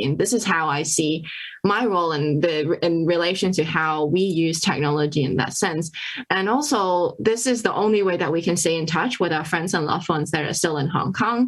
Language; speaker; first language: English; non-native, local second language; Cantonese